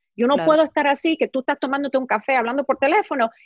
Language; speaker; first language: Spanish; early bilingual, heritage; Spanish